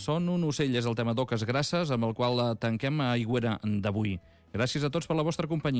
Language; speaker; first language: Catalan; native; Catalan